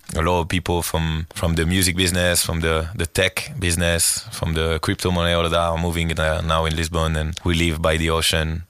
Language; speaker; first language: English; non-native, fluent; French